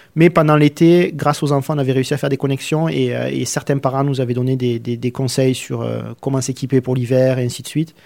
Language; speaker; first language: French; native; French